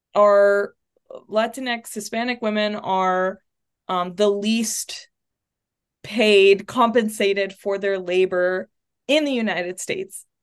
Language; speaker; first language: English; early bilingual, other home language; Spanish